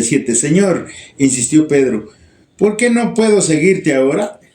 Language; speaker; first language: Spanish; native; Spanish